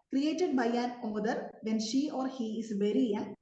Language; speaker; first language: English; non-native, local second language; Malayalam